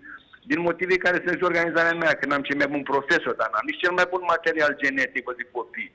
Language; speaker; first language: Romanian; native; Romanian